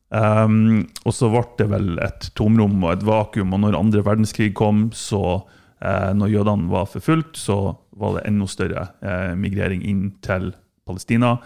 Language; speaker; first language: Norwegian; non-native, fluent; German